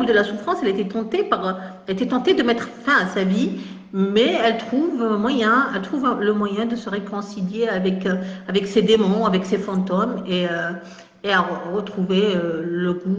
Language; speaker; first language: French; non-native, local second language; Kabyle